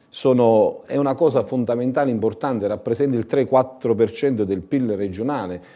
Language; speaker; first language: Italian; native; Italian